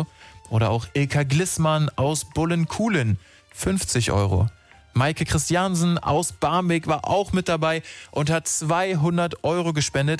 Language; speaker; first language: German; native; German